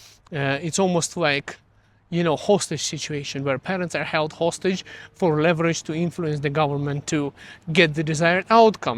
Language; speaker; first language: English; early bilingual, other home language; Russian